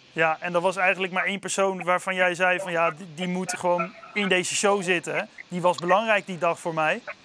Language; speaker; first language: Dutch; native; Dutch